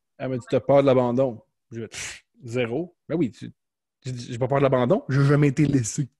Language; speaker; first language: French; native; French